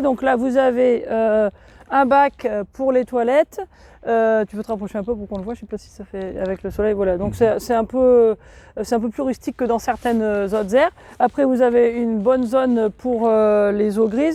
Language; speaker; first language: French; native; French